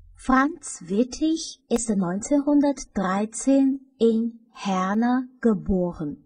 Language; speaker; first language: German; non-native, fluent; Chinese